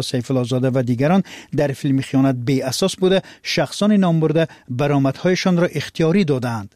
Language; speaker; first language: Persian; native; Persian